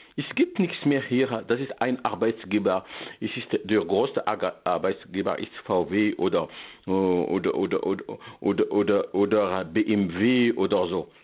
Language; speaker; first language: German; non-native, learner; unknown